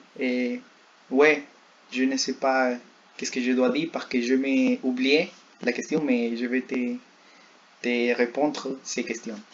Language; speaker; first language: French; non-native, learner; Spanish